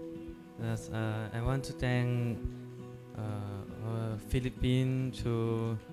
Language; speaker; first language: English; non-native, learner; Thai